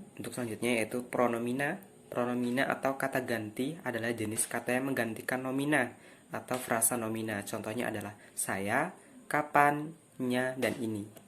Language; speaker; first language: Indonesian; native; Indonesian